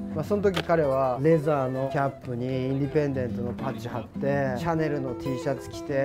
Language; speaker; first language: Japanese; native; Japanese